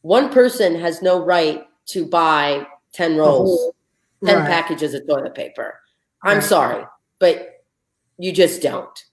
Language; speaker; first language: English; native; English